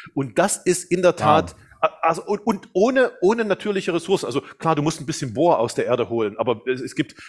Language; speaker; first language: German; native; German